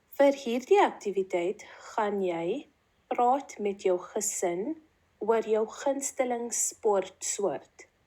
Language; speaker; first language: Afrikaans; non-native, local second language; English